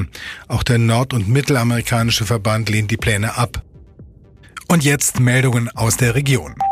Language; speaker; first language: German; native; German